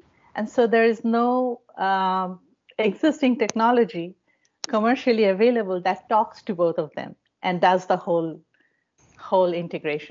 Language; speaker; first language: English; non-native, local second language; Bangla